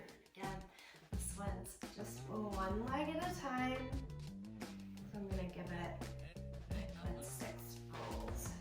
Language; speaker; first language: English; native; English